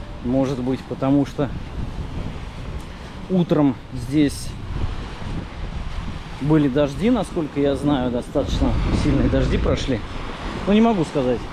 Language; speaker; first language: Russian; native; Russian